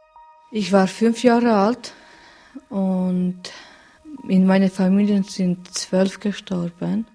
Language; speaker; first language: German; non-native, learner; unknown